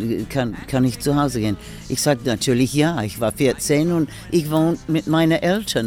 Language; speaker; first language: German; non-native, learner; English